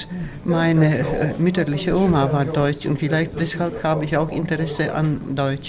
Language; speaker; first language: German; non-native, fluent; Latvian